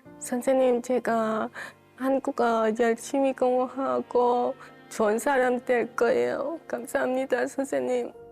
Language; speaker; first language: Korean; non-native, learner; Vietnamese